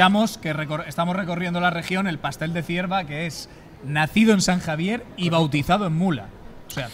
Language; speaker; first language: Spanish; native; Spanish